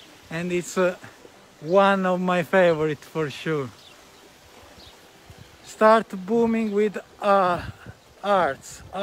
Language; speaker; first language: English; non-native, fluent; Italian